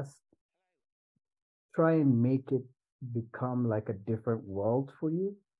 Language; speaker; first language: English; non-native, local second language; Swahili